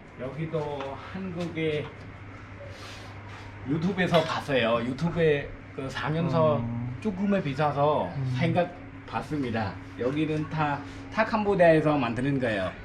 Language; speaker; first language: Korean; non-native, learner; Khmer